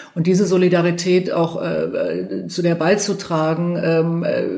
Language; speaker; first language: German; native; German